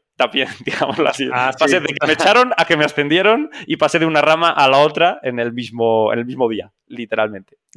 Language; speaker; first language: Spanish; native; Spanish